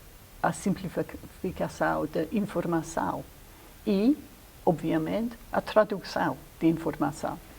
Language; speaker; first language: Portuguese; non-native, fluent; English